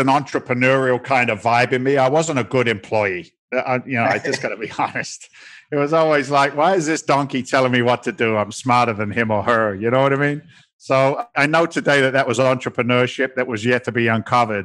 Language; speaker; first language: English; native; English